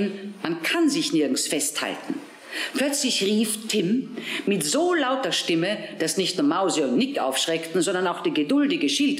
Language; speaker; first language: German; native; German